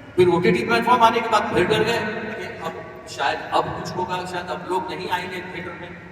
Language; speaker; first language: Hindi; non-native, local second language; Marathi